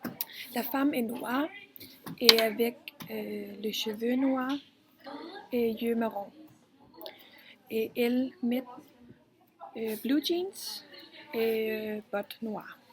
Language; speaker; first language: French; non-native, learner; Danish